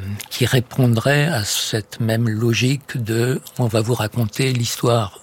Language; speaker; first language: French; native; French